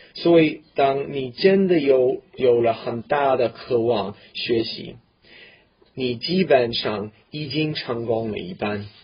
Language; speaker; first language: Chinese; non-native, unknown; English